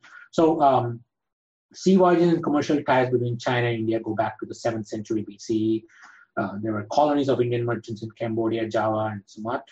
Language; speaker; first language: English; non-native, local second language; Gujarati